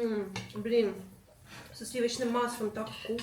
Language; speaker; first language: Russian; native; Russian